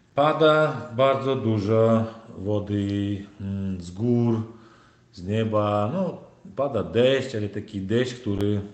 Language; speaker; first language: Polish; non-native, learner; Turkmen